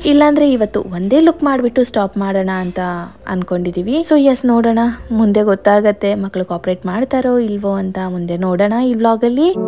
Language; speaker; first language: Kannada; non-native, local second language; Konkani